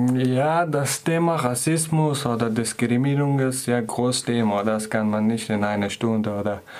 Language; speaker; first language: German; non-native, fluent; Persian